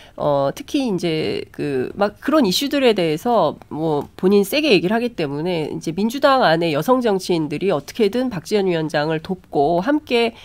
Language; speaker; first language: Korean; native; Korean